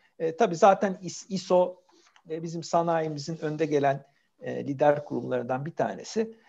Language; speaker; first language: Turkish; native; Turkish